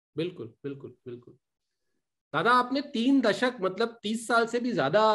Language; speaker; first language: Hindi; native; Hindi